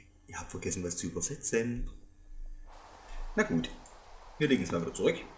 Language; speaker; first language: German; native; German